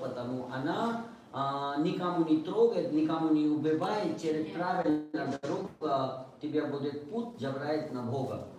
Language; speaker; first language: Russian; non-native, learner; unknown